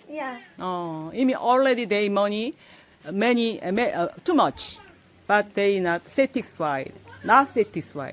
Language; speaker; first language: English; non-native, learner; Korean